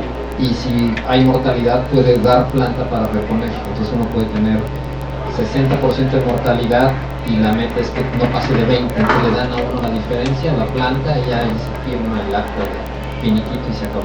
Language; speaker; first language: Spanish; native; Spanish